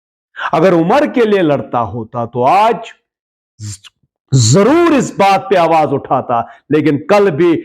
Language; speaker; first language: Urdu; native; Urdu